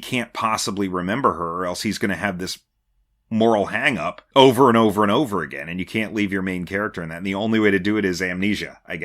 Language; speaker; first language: English; native; English